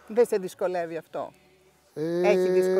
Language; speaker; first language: Greek; native; Greek